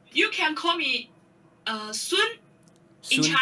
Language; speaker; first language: English; non-native, learner; Chinese